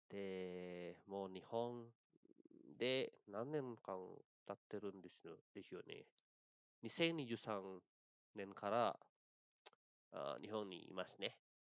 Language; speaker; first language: Japanese; non-native, local second language; Indonesian